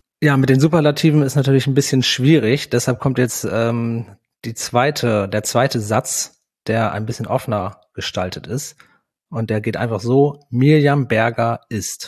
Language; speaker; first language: German; native; German